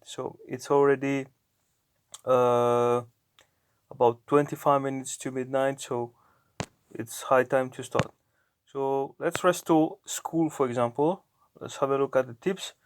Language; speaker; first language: English; non-native, fluent; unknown